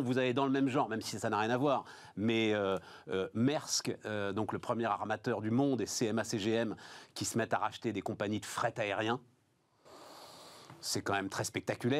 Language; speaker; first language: French; native; French